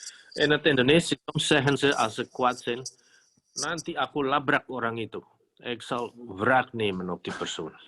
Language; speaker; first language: Dutch; non-native, fluent; Indonesian